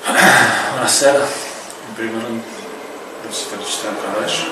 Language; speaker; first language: Romanian; non-native, fluent; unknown